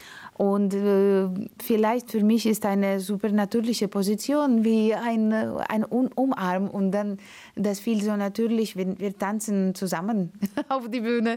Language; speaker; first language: German; non-native, learner; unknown